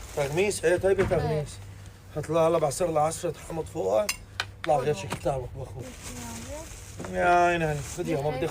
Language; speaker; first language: Arabic; native; Arabic